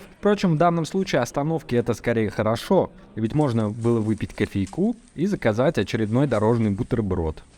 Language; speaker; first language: Russian; native; Russian